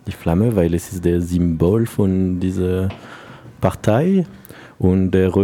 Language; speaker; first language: German; non-native, learner; French